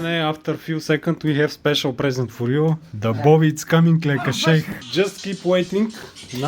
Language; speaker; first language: English; non-native, learner; Bulgarian